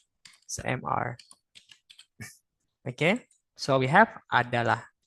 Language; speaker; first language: English; non-native, fluent; Indonesian